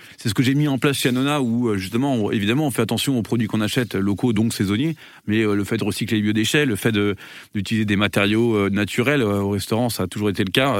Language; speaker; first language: French; native; French